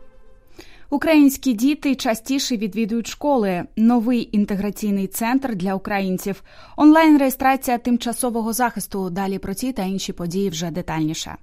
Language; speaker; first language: Ukrainian; native; Ukrainian